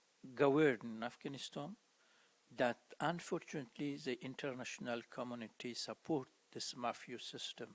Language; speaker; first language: English; non-native, fluent; Persian